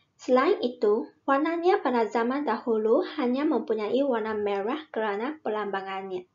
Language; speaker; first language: Malay; non-native, local second language; Min Nan Chinese